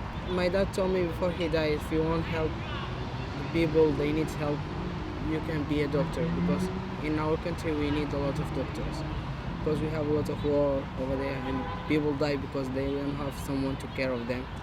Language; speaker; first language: English; non-native, learner; Arabic